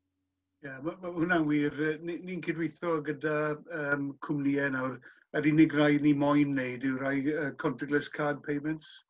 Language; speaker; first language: Welsh; non-native, local second language; English